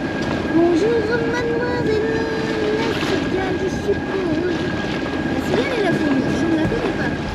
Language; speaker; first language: French; native; French